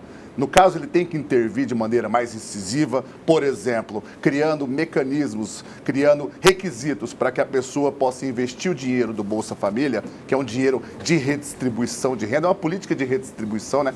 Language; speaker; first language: Portuguese; native; Portuguese